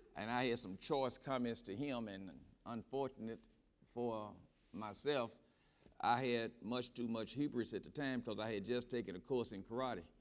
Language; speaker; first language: English; native; English